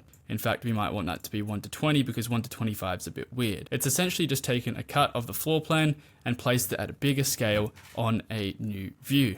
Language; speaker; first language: English; native; English